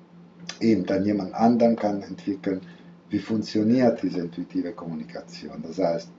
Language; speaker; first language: German; non-native, fluent; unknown